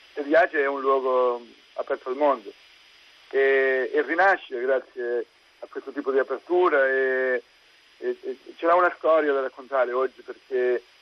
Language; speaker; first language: Italian; native; Italian